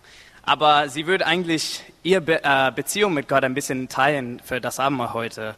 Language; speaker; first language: German; non-native, learner; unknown